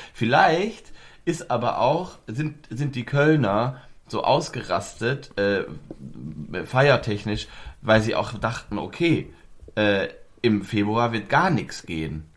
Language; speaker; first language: German; native; German